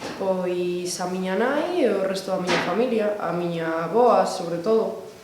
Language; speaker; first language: Galician; native; Galician